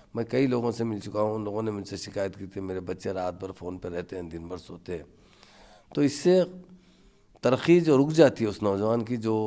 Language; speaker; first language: Urdu; native; Urdu